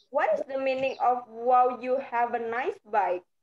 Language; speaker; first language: English; non-native, fluent; Indonesian